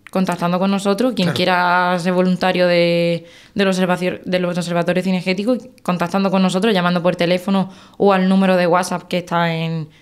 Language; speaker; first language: Spanish; native; Spanish